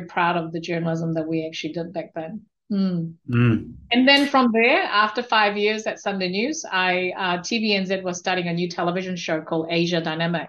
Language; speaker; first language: English; non-native, local second language; Korean